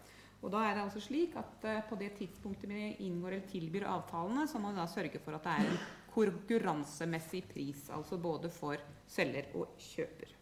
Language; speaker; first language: Norwegian; native; Norwegian